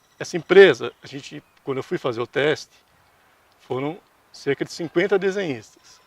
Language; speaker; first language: Portuguese; early bilingual, other home language; Italian